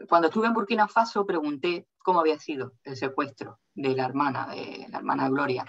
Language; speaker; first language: Spanish; native; Spanish